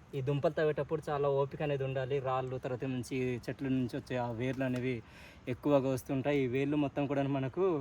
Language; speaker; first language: Telugu; native; Telugu